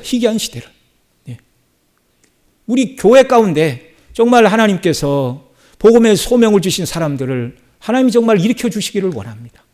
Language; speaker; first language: Korean; native; Korean